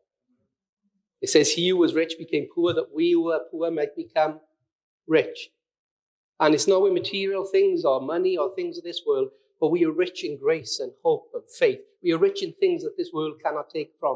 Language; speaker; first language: English; native; English